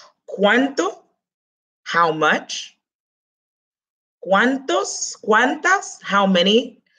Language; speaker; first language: Spanish; early bilingual, heritage; Spanish